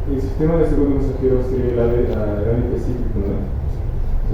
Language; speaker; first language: Spanish; native; Spanish